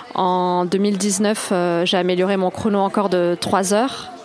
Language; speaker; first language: French; native; French